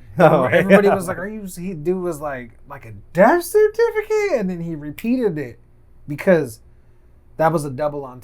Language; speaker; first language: English; native; English